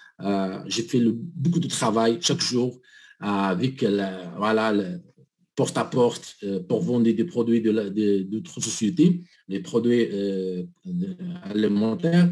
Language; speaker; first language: French; non-native, learner; Arabic